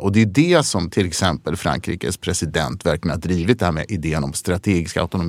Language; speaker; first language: Swedish; native; Swedish